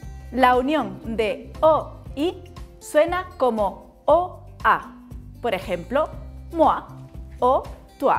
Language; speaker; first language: Spanish; native; Spanish